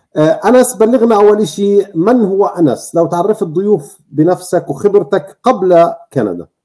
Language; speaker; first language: Arabic; native; Arabic